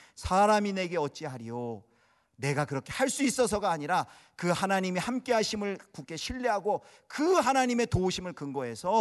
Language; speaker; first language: Korean; native; Korean